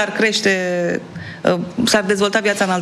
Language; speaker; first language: Romanian; native; Romanian